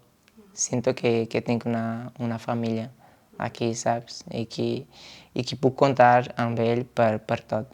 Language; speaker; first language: Catalan; non-native, fluent; Portuguese